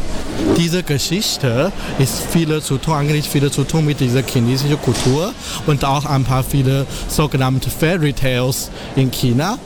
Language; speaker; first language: German; non-native, fluent; Chinese